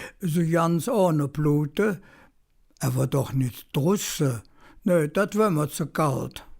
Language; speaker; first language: German; native; German